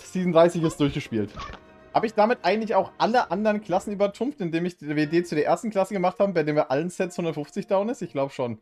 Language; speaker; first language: German; native; German